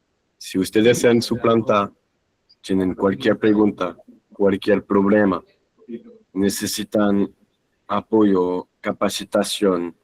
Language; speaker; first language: Spanish; non-native, fluent; French